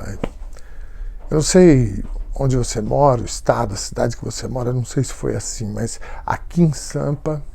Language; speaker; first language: Portuguese; native; Portuguese